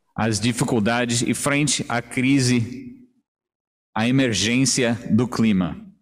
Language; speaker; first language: Portuguese; non-native, fluent; English